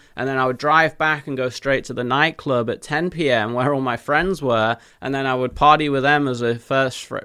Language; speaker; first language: English; native; English